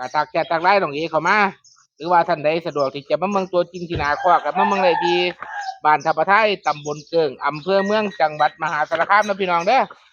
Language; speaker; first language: Thai; native; Thai